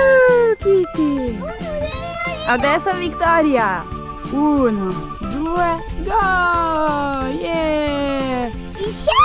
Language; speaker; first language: Italian; non-native, learner; Russian